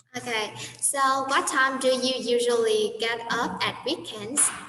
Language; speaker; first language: English; non-native, fluent; Vietnamese